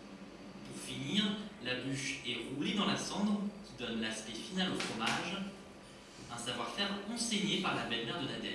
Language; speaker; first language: French; native; French